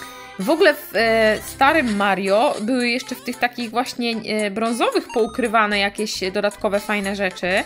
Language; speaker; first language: Polish; native; Polish